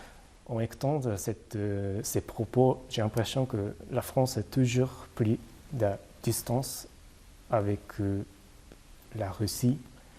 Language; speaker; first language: French; non-native, fluent; Japanese